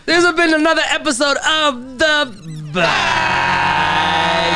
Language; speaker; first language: English; early bilingual, other home language; Spanish